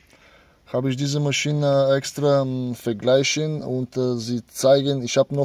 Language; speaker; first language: German; non-native, learner; Bulgarian